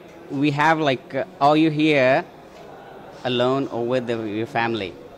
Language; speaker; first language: English; non-native, fluent; Persian